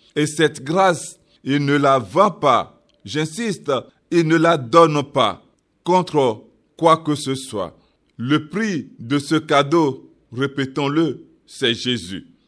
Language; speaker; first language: French; non-native, local second language; Yoruba